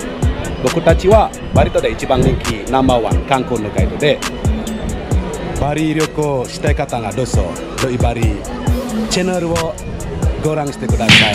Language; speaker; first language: Japanese; non-native, fluent; Indonesian